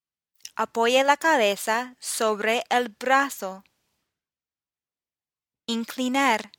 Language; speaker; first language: Spanish; non-native, fluent; English